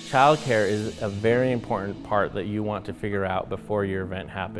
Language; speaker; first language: English; native; English